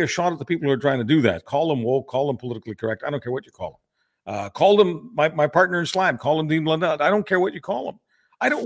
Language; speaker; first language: English; native; English